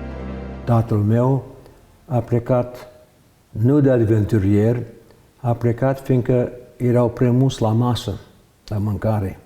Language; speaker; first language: Romanian; early bilingual, heritage; English